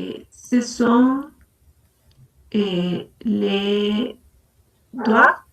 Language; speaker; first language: French; non-native, learner; Spanish